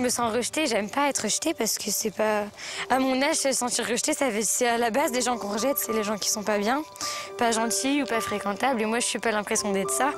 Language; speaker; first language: French; native; French